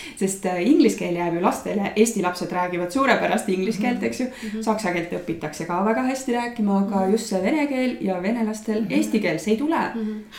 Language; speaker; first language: Estonian; native; Estonian